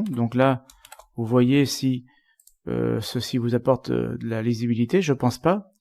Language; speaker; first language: French; native; French